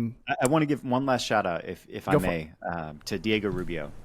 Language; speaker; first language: English; native; English